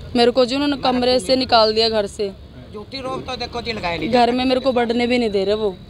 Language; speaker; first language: Hindi; native; Hindi